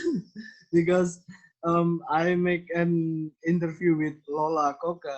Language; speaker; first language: English; non-native, learner; Indonesian